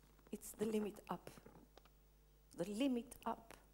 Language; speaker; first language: English; non-native, learner; Greek